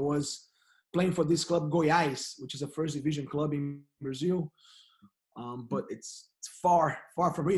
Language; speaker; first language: English; non-native, fluent; Portuguese